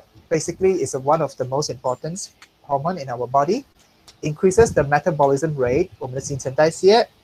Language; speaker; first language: English; non-native, local second language; Chinese